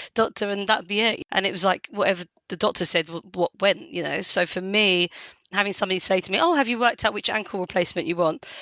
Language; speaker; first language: English; native; English